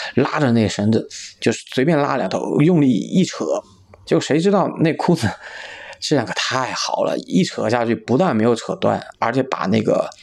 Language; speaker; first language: Chinese; native; Chinese